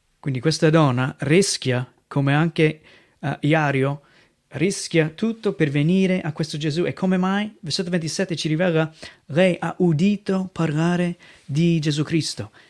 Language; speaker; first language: Italian; non-native, fluent; English